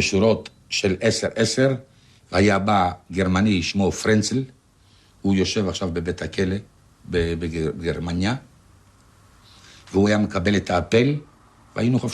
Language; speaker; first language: Hebrew; non-native, fluent; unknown